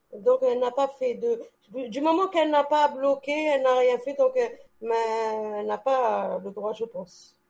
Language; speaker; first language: French; non-native, local second language; Arabic